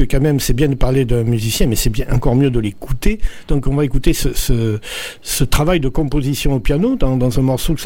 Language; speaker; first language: French; native; French